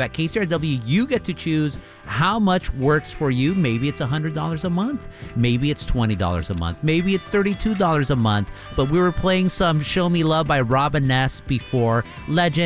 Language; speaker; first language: English; early bilingual, other home language; Spanish